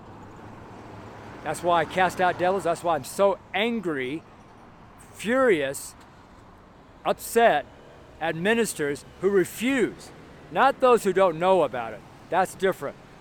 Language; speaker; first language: English; native; English